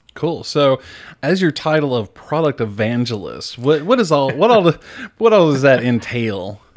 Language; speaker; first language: English; native; English